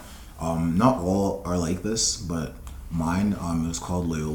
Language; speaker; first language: English; non-native, local second language; Yoruba